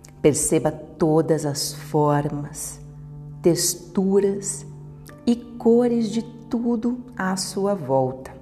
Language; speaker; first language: Portuguese; native; Portuguese